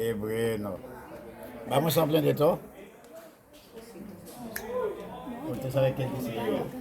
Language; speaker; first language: Spanish; non-native, learner; Haitian Creole